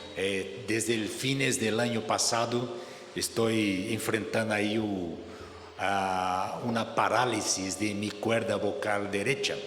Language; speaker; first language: Spanish; non-native, fluent; Portuguese